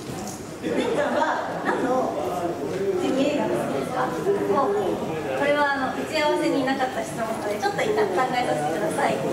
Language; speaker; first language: Japanese; native; Japanese